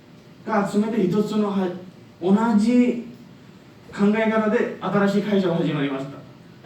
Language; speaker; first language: Japanese; non-native, learner; Bangla